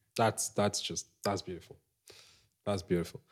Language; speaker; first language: English; non-native, local second language; Igbo